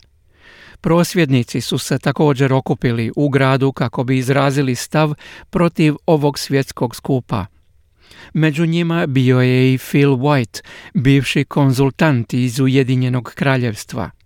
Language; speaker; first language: Croatian; native; Croatian